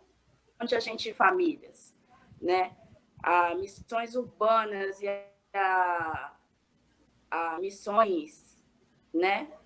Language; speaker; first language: Portuguese; early bilingual, heritage; Portuguese